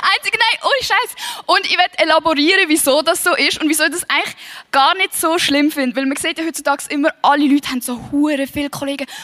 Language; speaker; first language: German; early bilingual, other home language; Swiss German